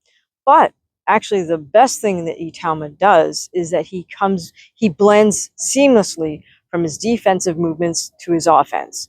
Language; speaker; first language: English; native; English